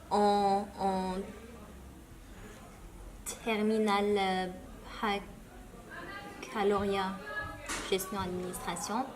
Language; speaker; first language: French; early bilingual, other home language; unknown